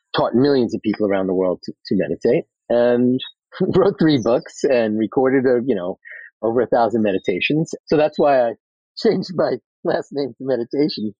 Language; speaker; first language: English; native; English